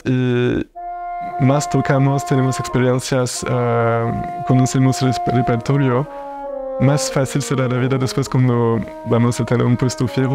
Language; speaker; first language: Spanish; non-native, fluent; French